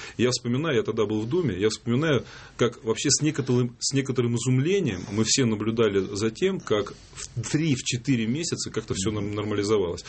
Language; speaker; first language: Russian; native; Russian